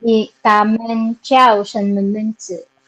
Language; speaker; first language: Chinese; non-native, learner; Filipino